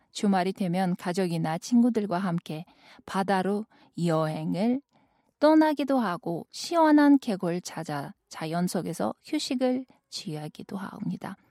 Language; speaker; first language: Korean; non-native, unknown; Kyrgyz